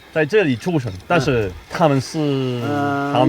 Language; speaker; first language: Chinese; non-native, learner; Polish